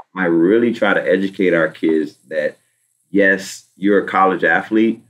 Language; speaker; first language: English; native; English